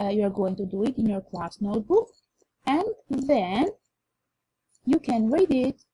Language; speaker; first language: English; non-native, fluent; Albanian